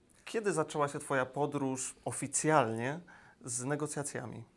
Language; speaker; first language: Polish; native; Polish